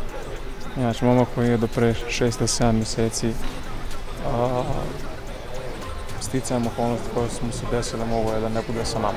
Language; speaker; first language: Serbian; native; Serbian